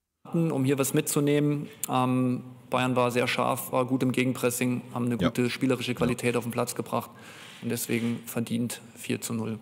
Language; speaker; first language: German; native; German